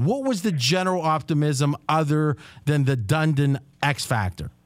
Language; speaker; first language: English; native; English